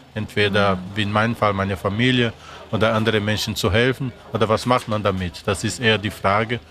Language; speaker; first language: German; non-native, fluent; Portuguese